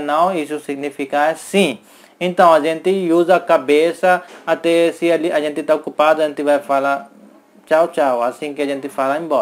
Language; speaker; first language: Portuguese; non-native, learner; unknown